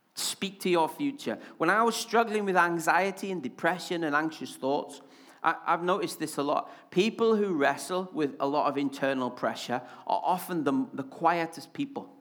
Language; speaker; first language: English; native; English